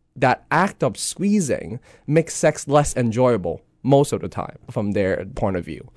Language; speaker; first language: English; non-native, local second language; Cantonese